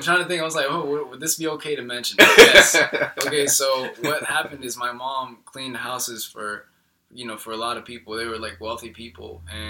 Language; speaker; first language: English; early bilingual, other home language; Spanish